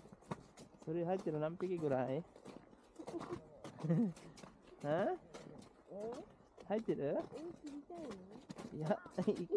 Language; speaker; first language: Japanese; non-native, learner; Filipino